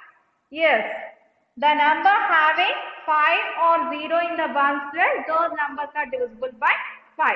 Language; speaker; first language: English; non-native, local second language; Telugu